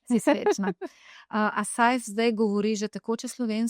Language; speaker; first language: Slovenian; native; Slovenian